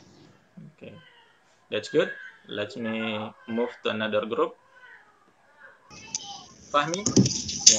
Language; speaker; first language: English; non-native, fluent; Indonesian